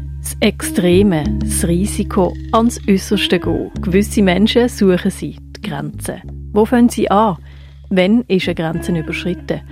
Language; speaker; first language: German; native; German